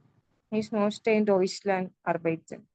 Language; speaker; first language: German; non-native, learner; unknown